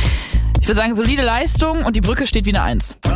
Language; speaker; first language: German; native; German